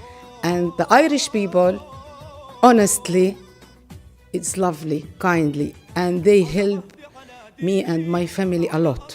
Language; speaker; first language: English; non-native, learner; Arabic